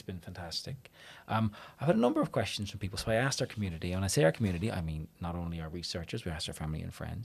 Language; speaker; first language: English; native; English